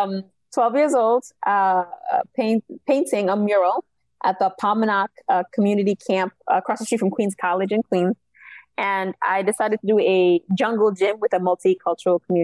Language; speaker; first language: English; native; English